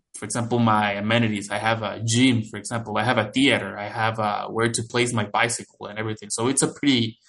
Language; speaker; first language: English; non-native, fluent; Spanish